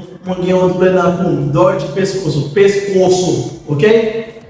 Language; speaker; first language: Portuguese; non-native, local second language; Haitian Creole